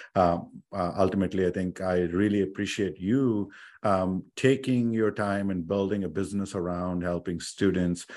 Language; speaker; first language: English; non-native, local second language; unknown